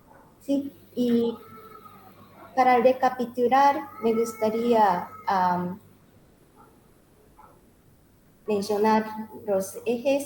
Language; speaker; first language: Spanish; non-native, learner; Japanese